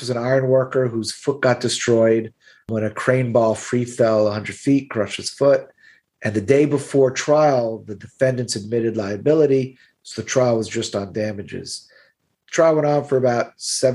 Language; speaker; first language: English; native; English